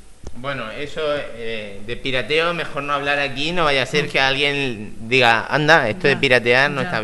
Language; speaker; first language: Spanish; native; Spanish